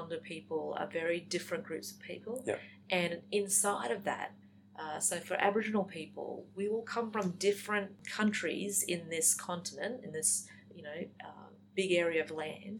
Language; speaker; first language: English; native; English